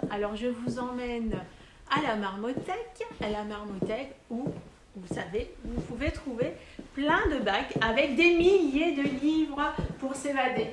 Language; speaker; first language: French; native; French